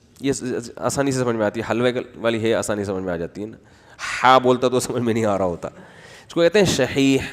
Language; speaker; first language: Urdu; native; Urdu